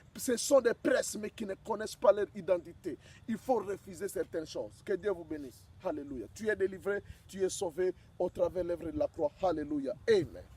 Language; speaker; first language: French; non-native, local second language; Swahili